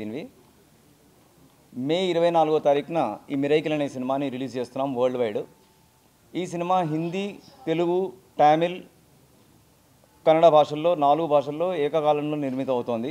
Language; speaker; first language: Telugu; native; Telugu